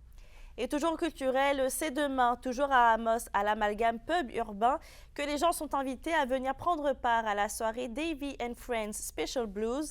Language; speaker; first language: French; native; French